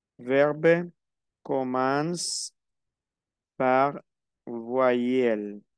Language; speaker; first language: French; non-native, fluent; Spanish